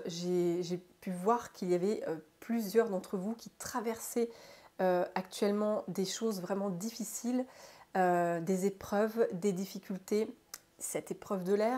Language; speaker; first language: French; native; French